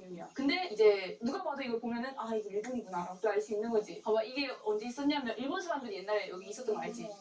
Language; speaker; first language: Korean; native; Korean